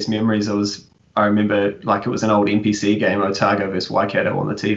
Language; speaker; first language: English; native; English